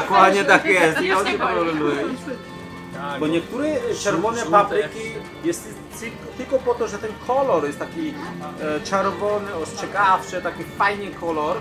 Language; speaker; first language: Polish; non-native, fluent; Chinese